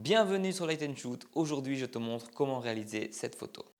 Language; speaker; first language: French; native; French